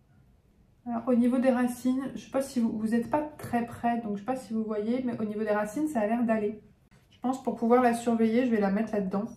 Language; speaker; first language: French; native; French